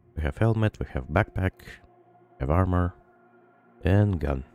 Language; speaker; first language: English; non-native, fluent; Russian